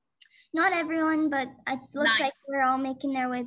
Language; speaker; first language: English; native; English